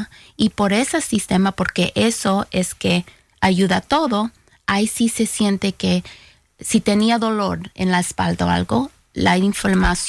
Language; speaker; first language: Spanish; early bilingual, heritage; Spanish